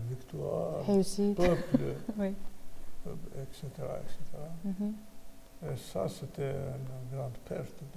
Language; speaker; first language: French; non-native, fluent; Albanian